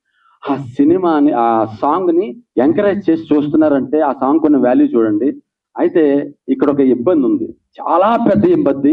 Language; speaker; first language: Telugu; native; Telugu